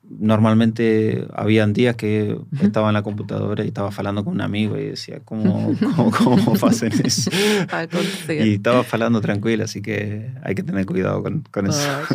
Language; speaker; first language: Portuguese; non-native, learner; Spanish